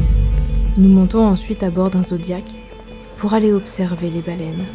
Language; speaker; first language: French; native; French